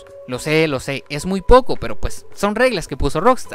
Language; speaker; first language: Spanish; native; Spanish